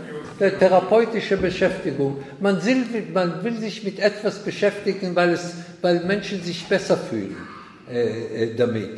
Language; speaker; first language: German; non-native, fluent; Hebrew